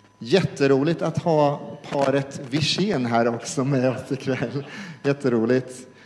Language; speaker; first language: Swedish; native; Swedish